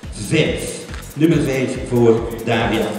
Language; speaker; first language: Dutch; native; Dutch